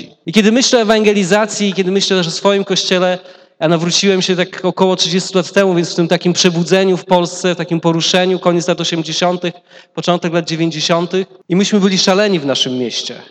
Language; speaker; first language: Polish; native; Polish